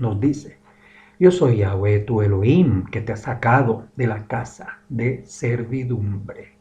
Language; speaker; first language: Spanish; native; Spanish